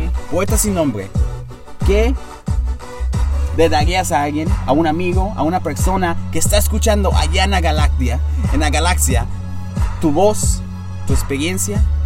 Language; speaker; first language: Spanish; early bilingual, heritage; Spanish